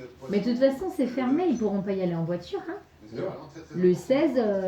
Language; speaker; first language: French; native; French